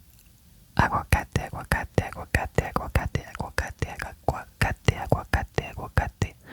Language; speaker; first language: Spanish; non-native, learner; French